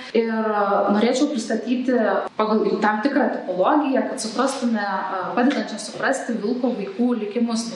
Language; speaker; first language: Lithuanian; native; Lithuanian